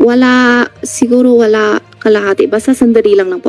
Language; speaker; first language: Filipino; non-native, learner; Chinese